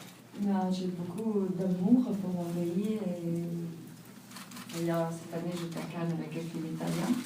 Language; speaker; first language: French; non-native, fluent; Italian